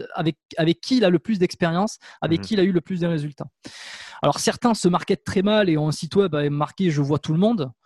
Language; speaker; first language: French; native; French